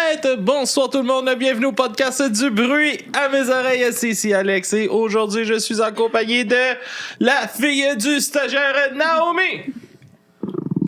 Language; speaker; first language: French; native; French